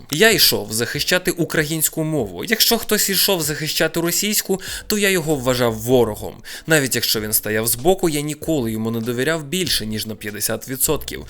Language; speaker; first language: Ukrainian; non-native, local second language; Russian